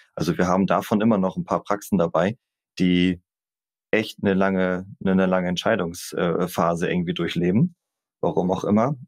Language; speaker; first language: German; native; German